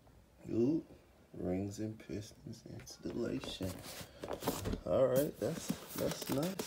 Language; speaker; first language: English; native; English